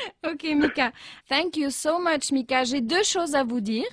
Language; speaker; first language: French; non-native, local second language; Arabic